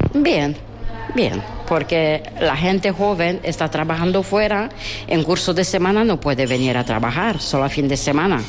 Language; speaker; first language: Spanish; non-native, learner; Romanian